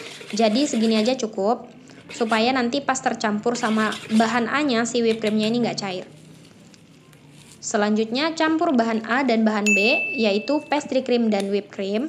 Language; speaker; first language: Indonesian; native; Indonesian